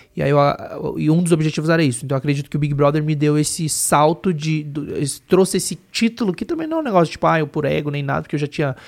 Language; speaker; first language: Portuguese; native; Portuguese